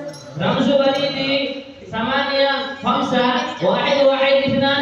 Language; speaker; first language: Arabic; non-native, learner; Urdu